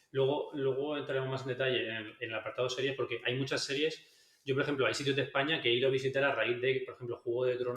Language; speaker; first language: Spanish; native; Spanish